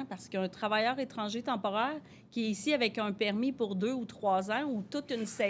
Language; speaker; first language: French; native; French